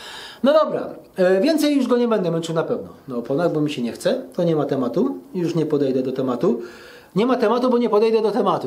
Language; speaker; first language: Polish; native; Polish